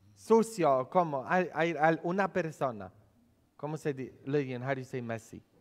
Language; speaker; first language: Spanish; non-native, fluent; Polish